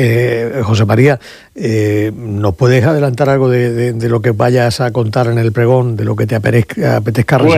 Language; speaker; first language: Spanish; native; Spanish